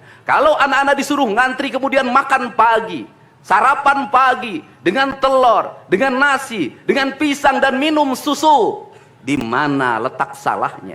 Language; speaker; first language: Indonesian; native; Indonesian